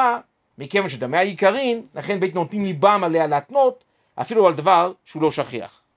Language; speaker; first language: Hebrew; native; Hebrew